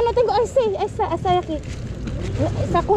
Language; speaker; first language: Spanish; non-native, learner; Filipino